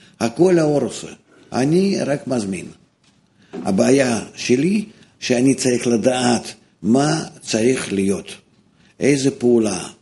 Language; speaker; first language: Hebrew; non-native, fluent; Russian